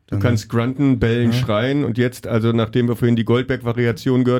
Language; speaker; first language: German; native; German